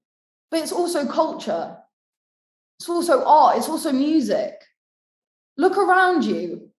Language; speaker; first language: English; native; English